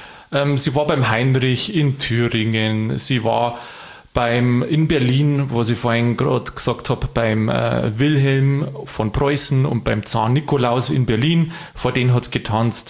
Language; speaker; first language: German; native; German